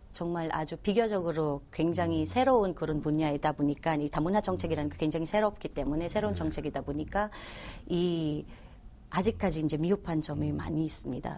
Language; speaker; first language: Korean; non-native, fluent; Filipino